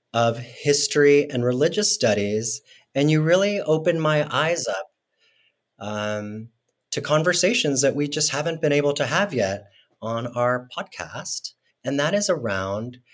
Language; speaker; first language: English; non-native, fluent; Spanish